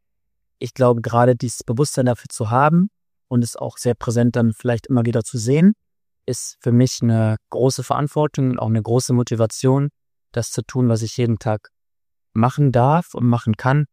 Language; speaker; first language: German; native; German